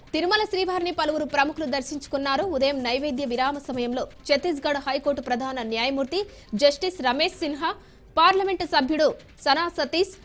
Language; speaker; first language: Telugu; native; Telugu